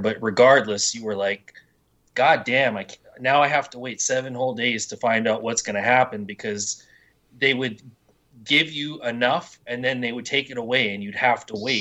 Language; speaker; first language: English; native; English